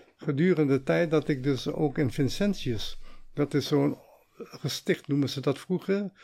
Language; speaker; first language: Dutch; early bilingual, heritage; Dutch